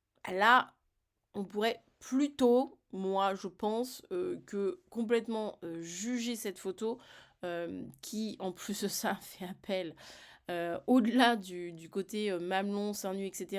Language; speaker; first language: French; native; French